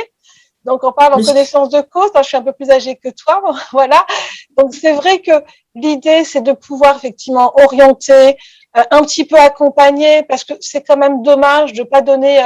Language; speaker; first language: French; native; French